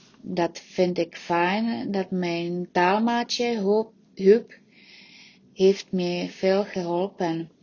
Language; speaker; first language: Dutch; non-native, learner; Czech